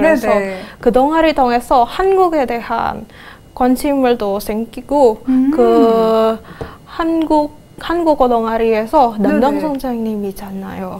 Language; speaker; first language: Korean; non-native, fluent; Indonesian